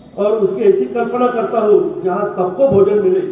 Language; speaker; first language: Hindi; non-native, local second language; Marathi